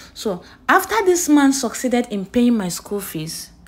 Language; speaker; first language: English; non-native, local second language; Igbo